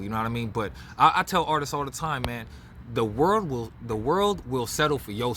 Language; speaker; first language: English; native; English